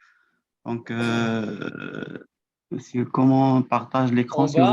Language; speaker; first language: French; non-native, local second language; Arabic